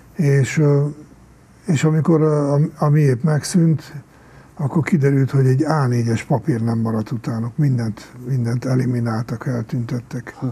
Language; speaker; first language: Hungarian; native; Hungarian